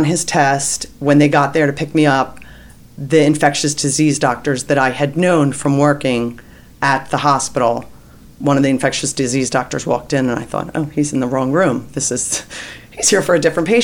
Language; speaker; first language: English; native; English